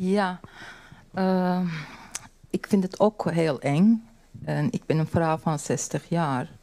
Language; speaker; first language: Dutch; non-native, learner; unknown